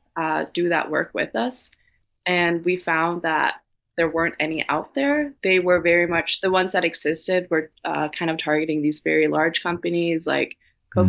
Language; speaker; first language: English; non-native, fluent; Danish